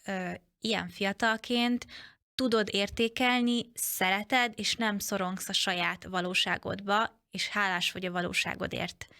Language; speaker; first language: Hungarian; native; Hungarian